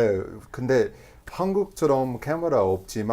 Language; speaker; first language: Korean; non-native, fluent; English